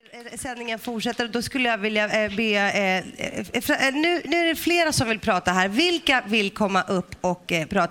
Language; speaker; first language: Swedish; native; Swedish